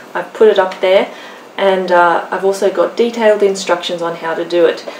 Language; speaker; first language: English; native; English